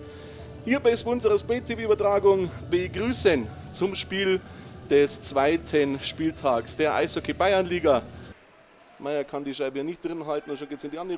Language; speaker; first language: German; native; German